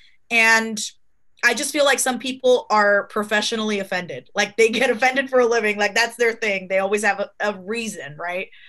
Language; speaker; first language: English; early bilingual, other home language; Spanish